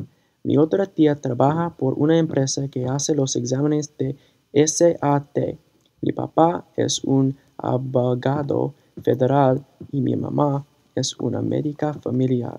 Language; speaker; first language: Spanish; early bilingual, heritage; Spanish